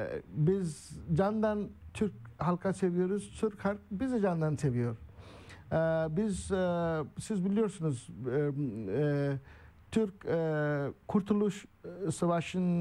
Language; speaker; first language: Turkish; non-native, learner; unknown